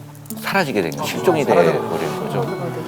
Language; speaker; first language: Korean; native; Korean